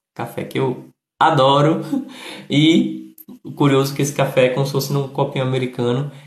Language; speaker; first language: Portuguese; native; Portuguese